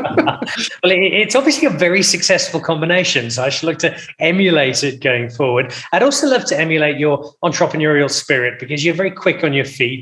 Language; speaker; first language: English; native; English